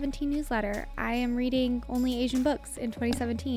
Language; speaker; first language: English; native; English